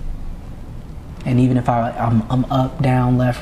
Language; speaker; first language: English; native; English